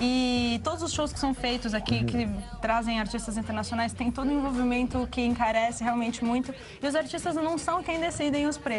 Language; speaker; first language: Portuguese; native; Portuguese